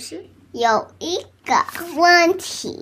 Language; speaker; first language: Chinese; early bilingual, heritage; Chinese